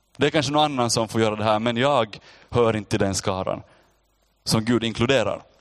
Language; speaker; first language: Swedish; native; Swedish